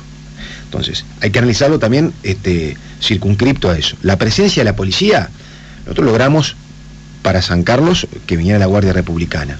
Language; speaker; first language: Spanish; native; Spanish